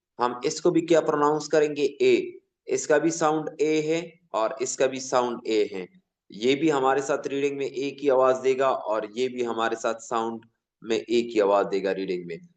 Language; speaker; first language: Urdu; non-native, local second language; Pashto